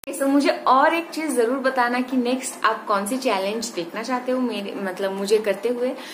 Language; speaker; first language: Hindi; non-native, local second language; Bangla